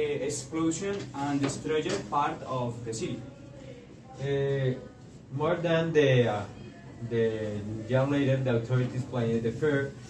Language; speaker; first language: English; non-native, learner; Spanish